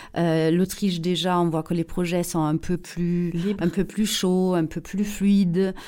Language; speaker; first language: French; non-native, fluent; German